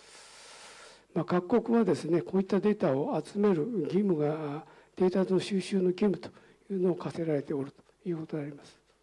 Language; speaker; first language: Japanese; native; Japanese